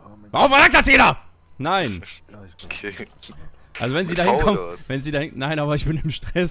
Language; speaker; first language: German; native; German